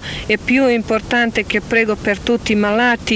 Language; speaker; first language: Italian; non-native, learner; Croatian